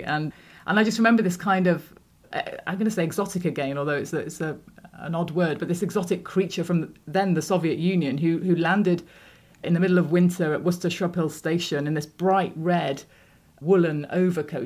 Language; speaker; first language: English; native; English